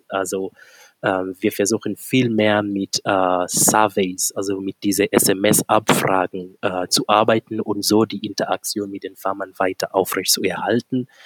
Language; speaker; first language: German; non-native, fluent; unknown